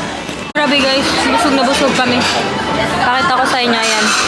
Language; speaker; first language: Filipino; native; Filipino